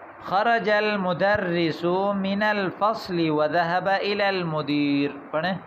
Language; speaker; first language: Arabic; non-native, fluent; Urdu